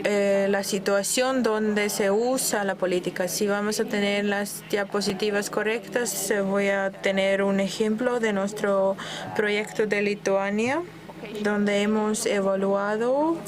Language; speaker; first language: Spanish; non-native, fluent; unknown